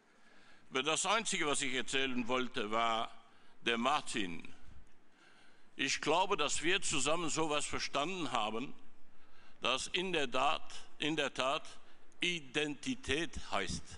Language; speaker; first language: German; non-native, fluent; French